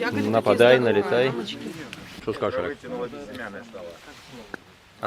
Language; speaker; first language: Russian; native; Russian